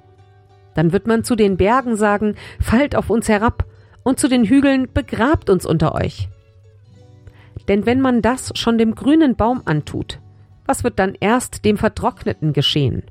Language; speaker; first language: German; native; German